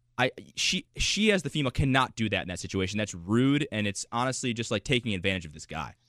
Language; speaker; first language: English; native; English